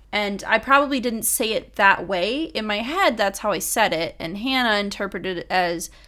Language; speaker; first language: English; native; English